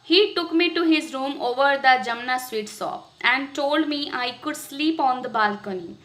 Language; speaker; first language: English; non-native, local second language; Hindi